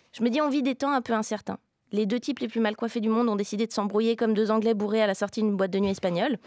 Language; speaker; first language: French; native; French